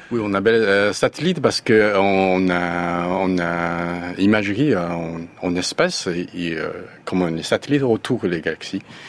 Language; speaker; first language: French; non-native, learner; Chinese